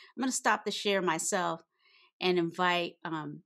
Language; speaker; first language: English; native; English